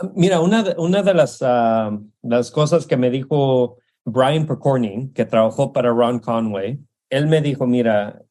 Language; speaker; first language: Spanish; early bilingual, heritage; Spanish